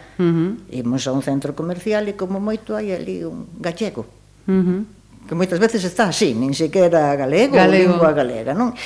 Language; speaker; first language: Galician; early bilingual, heritage; Galician